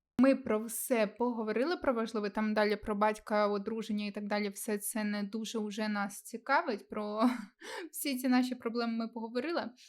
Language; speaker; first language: Ukrainian; non-native, local second language; Russian